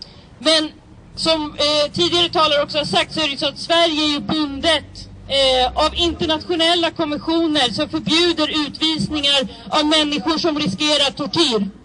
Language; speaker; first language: Swedish; native; Swedish